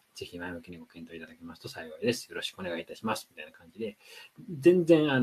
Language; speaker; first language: Japanese; native; Japanese